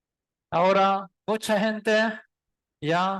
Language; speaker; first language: Spanish; non-native, learner; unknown